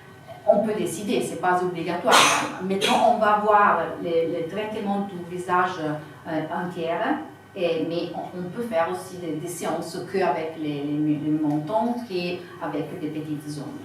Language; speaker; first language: French; non-native, fluent; Italian